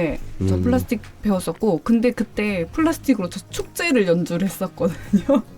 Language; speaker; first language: Korean; native; Korean